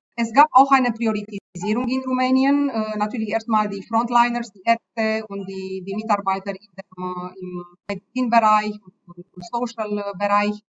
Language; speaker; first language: German; non-native, fluent; Romanian